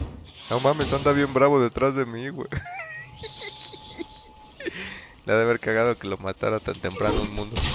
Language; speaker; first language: Spanish; native; Spanish